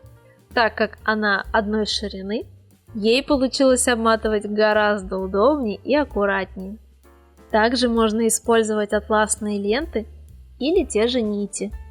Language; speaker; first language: Russian; native; Russian